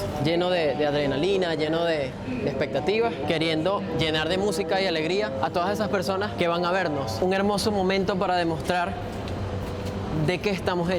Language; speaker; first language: Spanish; native; Spanish